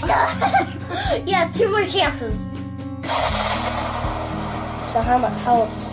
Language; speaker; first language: English; native; English